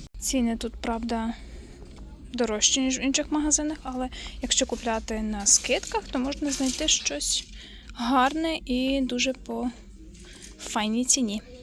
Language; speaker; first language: Ukrainian; native; Ukrainian